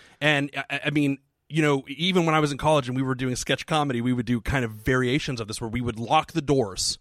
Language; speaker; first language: English; native; English